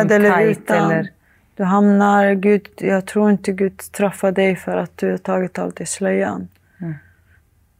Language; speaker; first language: Swedish; early bilingual, other home language; Arabic